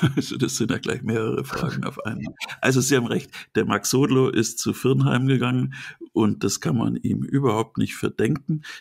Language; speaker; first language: German; native; German